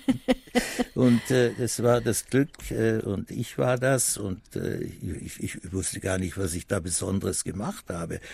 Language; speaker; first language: German; native; German